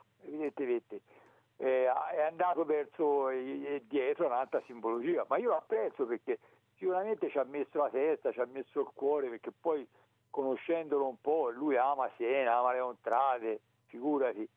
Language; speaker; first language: Italian; native; Italian